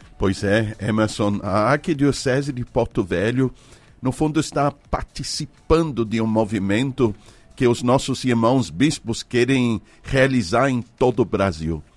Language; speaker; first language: Portuguese; non-native, fluent; German